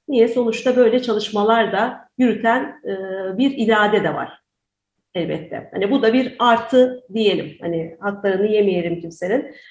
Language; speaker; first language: Turkish; native; Turkish